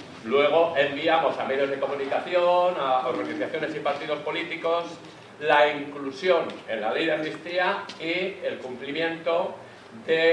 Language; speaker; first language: Spanish; native; Spanish